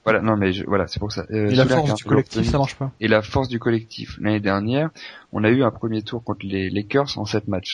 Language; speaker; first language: French; native; French